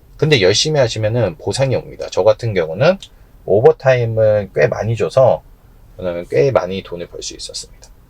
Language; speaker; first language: Korean; native; Korean